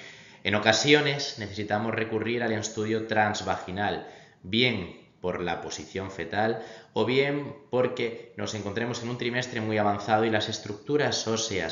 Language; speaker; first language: Spanish; native; Spanish